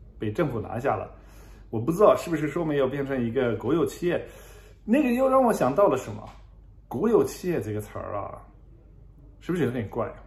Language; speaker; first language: Chinese; non-native, fluent; German